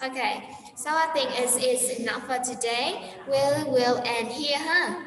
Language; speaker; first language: English; non-native, fluent; Vietnamese